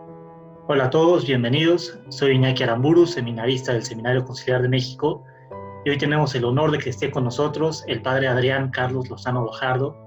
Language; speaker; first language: Spanish; native; Spanish